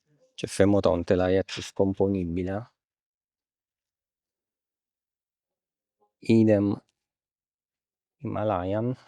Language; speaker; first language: Italian; native; Italian